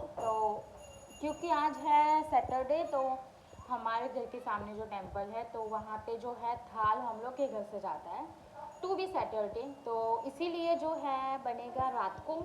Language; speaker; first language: Hindi; native; Hindi